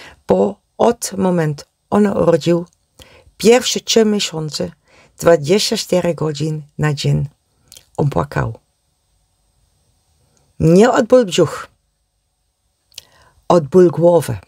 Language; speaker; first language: Polish; non-native, learner; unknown